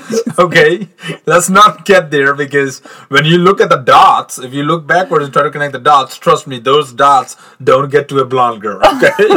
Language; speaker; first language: English; non-native, local second language; Punjabi